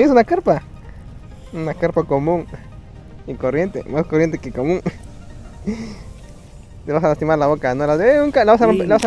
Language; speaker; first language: Spanish; native; Spanish